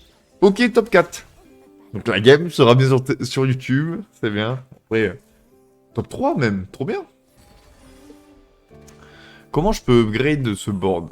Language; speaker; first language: French; native; French